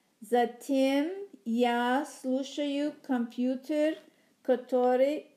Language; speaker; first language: Russian; non-native, learner; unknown